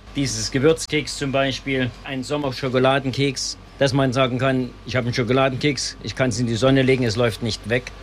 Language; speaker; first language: German; native; German